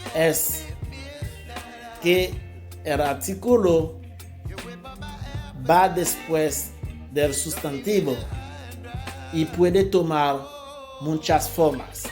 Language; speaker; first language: Spanish; non-native, fluent; Haitian Creole